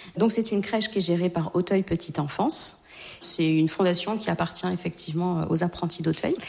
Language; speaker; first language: French; native; French